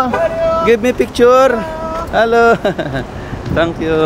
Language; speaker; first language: English; non-native, learner; Filipino